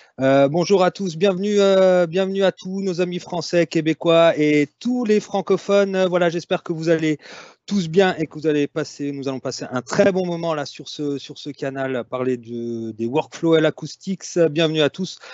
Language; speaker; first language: French; native; French